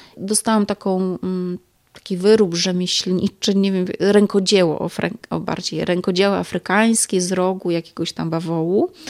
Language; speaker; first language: Polish; native; Polish